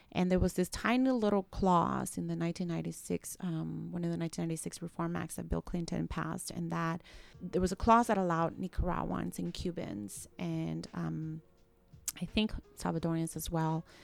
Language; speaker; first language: English; early bilingual, other home language; Spanish